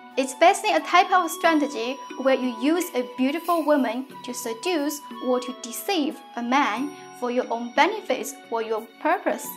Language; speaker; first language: English; non-native, fluent; Chinese